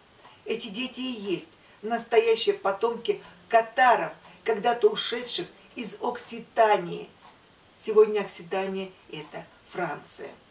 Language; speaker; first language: Russian; native; Russian